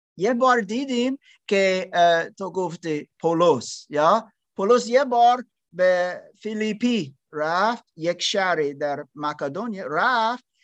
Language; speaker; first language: Persian; non-native, learner; German